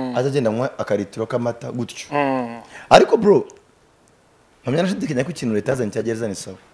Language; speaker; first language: Kinyarwanda; early bilingual, heritage; Kinyarwanda